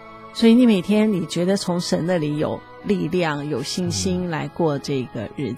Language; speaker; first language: Chinese; native; Chinese